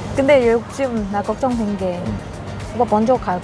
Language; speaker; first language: Korean; non-native, learner; Vietnamese